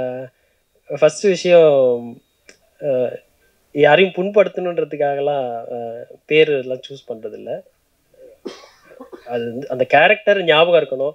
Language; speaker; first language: Tamil; native; Tamil